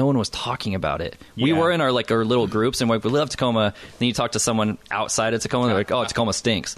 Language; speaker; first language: English; native; English